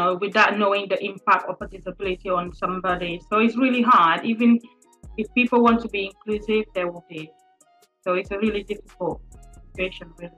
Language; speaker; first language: English; non-native, local second language; French